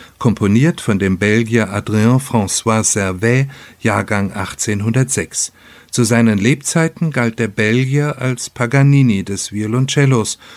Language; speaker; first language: German; native; German